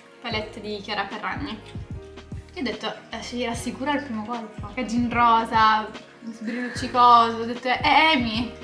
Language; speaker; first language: Italian; native; Italian